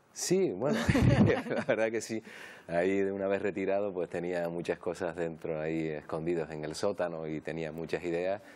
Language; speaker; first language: Spanish; native; Spanish